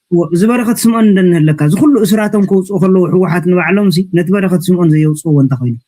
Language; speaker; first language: Tigrinya; native; Tigrinya